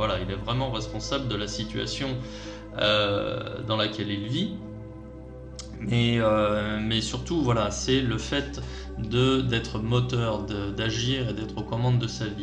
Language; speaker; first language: French; native; French